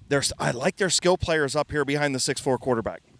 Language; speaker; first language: English; native; English